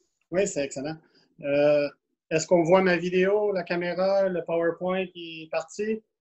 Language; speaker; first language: French; native; French